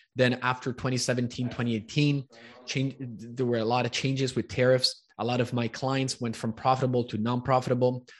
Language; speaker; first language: English; early bilingual, other home language; Italian